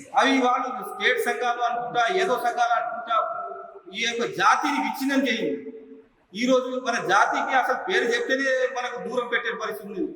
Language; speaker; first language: Telugu; non-native, local second language; Lambadi